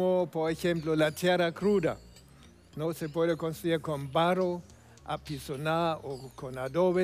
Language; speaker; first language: Spanish; non-native, fluent; German